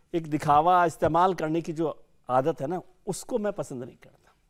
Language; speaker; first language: Hindi; native; Hindi